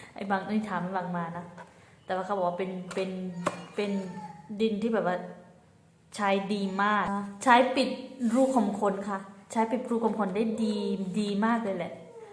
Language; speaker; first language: Thai; native; Thai